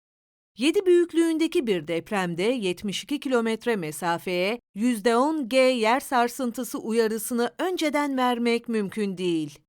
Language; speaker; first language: Turkish; native; Turkish